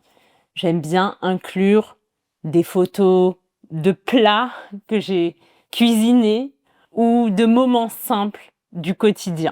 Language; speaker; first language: French; native; French